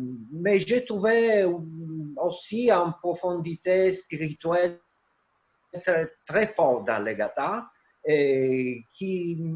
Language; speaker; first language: French; non-native, fluent; Italian